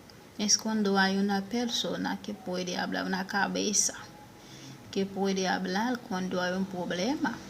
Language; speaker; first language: Spanish; non-native, learner; Haitian Creole